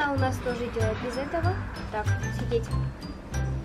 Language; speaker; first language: Russian; native; Russian